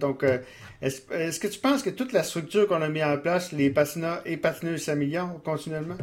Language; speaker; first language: French; native; French